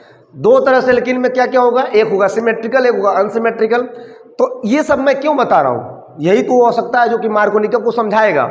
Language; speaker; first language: Hindi; native; Hindi